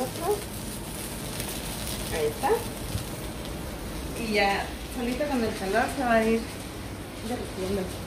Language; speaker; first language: Spanish; native; Spanish